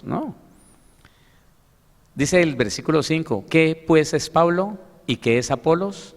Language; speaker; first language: Spanish; native; Spanish